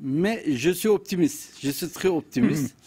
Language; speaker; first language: French; non-native, learner; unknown